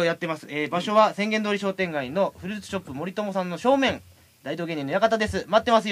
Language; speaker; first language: Japanese; native; Japanese